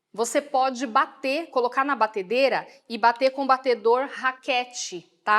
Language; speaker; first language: Portuguese; native; Portuguese